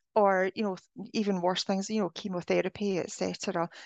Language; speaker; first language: English; native; English